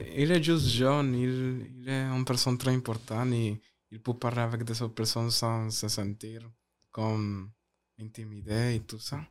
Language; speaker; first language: French; non-native, learner; Spanish